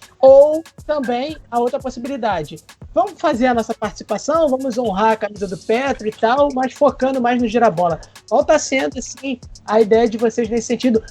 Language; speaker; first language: Portuguese; native; Portuguese